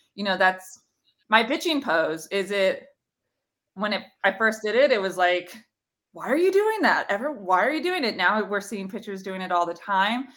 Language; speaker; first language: English; native; English